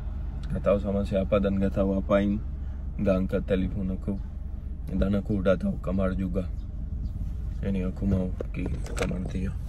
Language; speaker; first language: Indonesian; non-native, fluent; Urdu